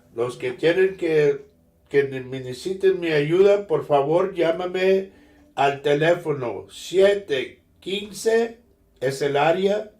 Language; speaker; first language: Spanish; early bilingual, other home language; English